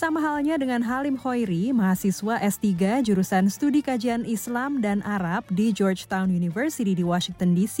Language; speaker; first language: Indonesian; native; Indonesian